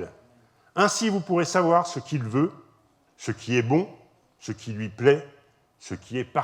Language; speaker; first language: French; native; French